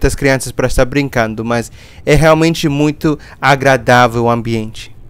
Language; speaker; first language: Portuguese; non-native, fluent; English